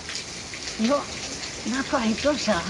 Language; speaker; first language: Chinese; non-native, local second language; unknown